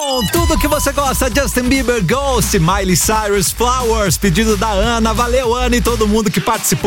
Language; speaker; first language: Portuguese; native; Portuguese